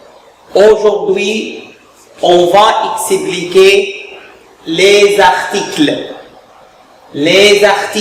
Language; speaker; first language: French; non-native, fluent; Arabic